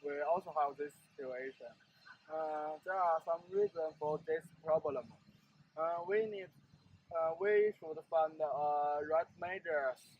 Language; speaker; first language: English; non-native, learner; Chinese